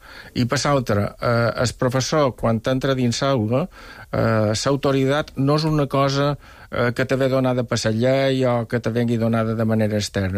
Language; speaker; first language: Catalan; native; Catalan